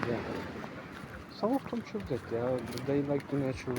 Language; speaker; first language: English; non-native, learner; Turkish